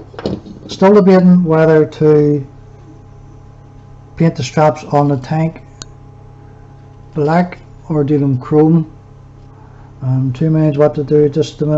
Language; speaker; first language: English; native; English